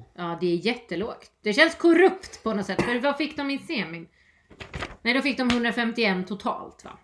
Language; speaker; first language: Swedish; native; Swedish